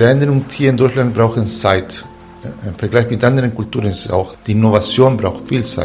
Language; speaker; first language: German; non-native, fluent; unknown